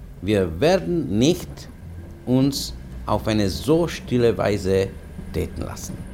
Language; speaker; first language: German; non-native, fluent; Czech